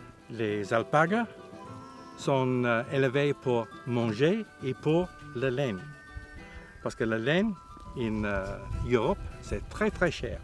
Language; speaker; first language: French; non-native, learner; English